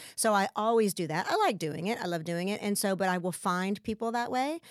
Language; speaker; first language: English; native; English